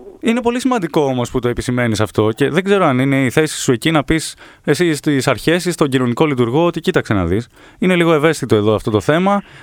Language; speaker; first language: Greek; native; Greek